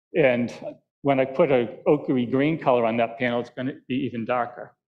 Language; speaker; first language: English; native; English